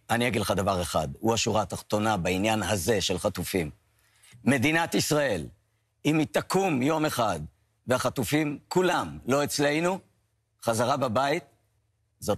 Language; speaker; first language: Hebrew; native; Hebrew